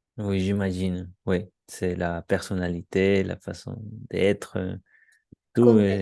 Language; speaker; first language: French; non-native, learner; Spanish